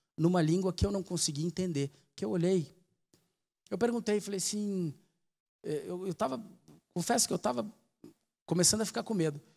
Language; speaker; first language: Portuguese; native; Portuguese